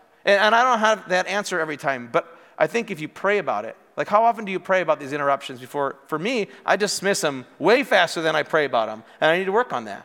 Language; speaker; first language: English; native; English